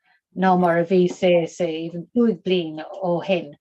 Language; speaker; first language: Irish; non-native, local second language; English